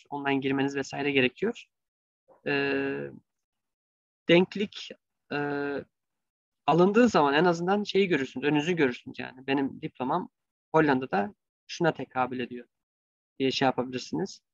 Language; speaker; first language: Turkish; native; Turkish